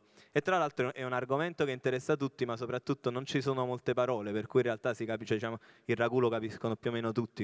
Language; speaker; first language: Italian; native; Italian